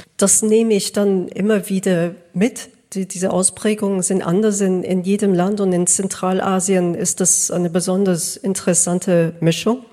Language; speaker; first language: German; non-native, fluent; English